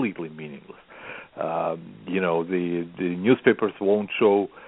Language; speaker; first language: English; non-native, fluent; Russian